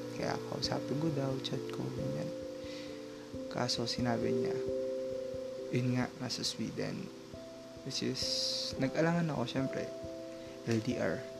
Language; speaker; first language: English; non-native, local second language; Filipino